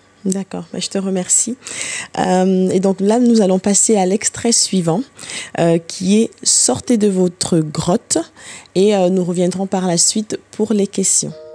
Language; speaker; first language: French; native; French